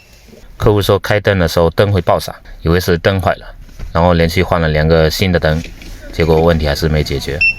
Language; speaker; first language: Chinese; native; Chinese